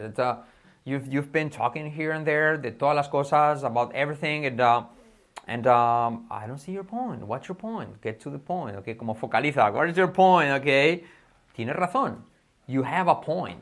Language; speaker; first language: English; non-native, fluent; Spanish